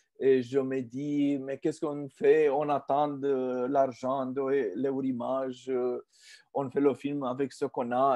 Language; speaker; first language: French; non-native, fluent; Romanian